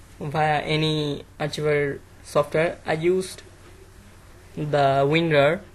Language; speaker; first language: English; non-native, learner; Bangla